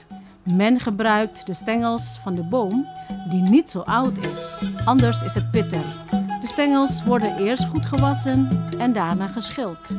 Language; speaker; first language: Dutch; non-native, fluent; Indonesian